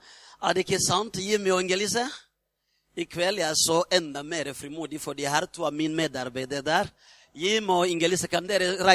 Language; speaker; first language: Swedish; non-native, fluent; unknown